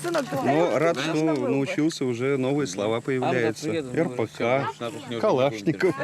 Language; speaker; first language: Russian; native; Russian